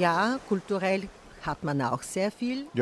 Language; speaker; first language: German; non-native, fluent; Bulgarian